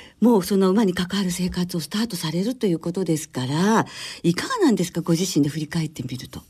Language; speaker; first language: Japanese; native; Japanese